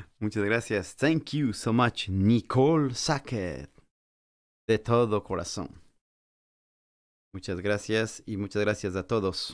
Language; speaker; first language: Spanish; native; Spanish